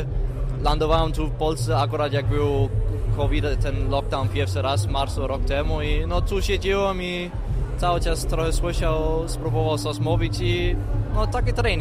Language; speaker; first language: Polish; non-native, learner; Danish